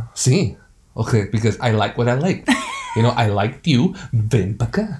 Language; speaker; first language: English; early bilingual, other home language; Spanish